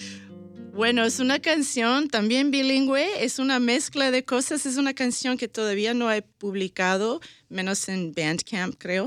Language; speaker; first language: Spanish; early bilingual, heritage; Spanish